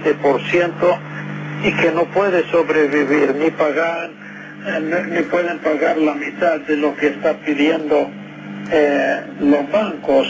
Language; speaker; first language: Spanish; non-native, fluent; English